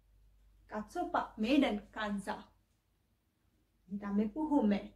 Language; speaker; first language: Finnish; non-native, learner; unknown